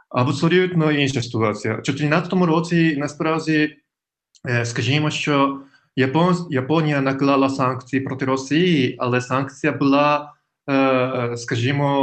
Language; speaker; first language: Ukrainian; non-native, fluent; Japanese